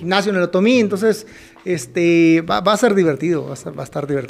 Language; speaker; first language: Spanish; native; Spanish